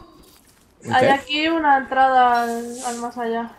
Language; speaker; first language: Spanish; native; Spanish